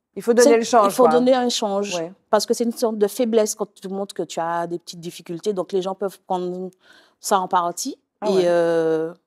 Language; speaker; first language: French; native; French